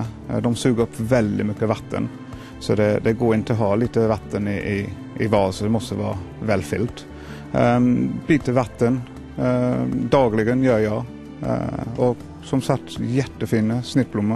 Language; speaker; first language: Swedish; non-native, fluent; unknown